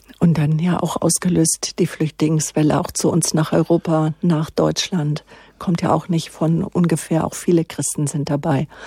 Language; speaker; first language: German; native; German